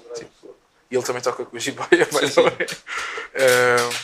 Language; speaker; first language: Portuguese; native; Portuguese